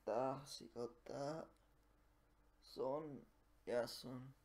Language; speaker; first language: Russian; non-native, learner; English